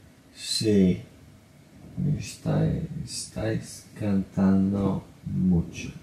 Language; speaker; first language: Spanish; non-native, learner; English